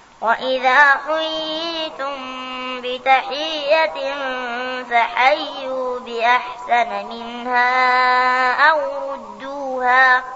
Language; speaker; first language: Arabic; native; Arabic